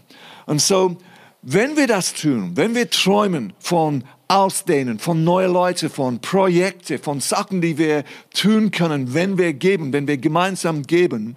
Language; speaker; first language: German; non-native, fluent; English